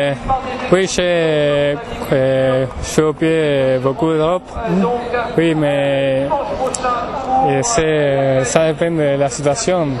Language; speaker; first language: French; non-native, learner; Spanish